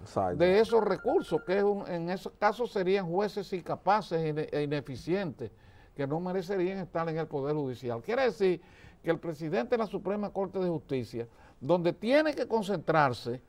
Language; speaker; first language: Spanish; native; Spanish